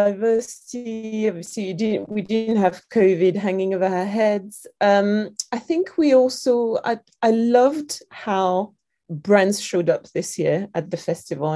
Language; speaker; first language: English; non-native, fluent; French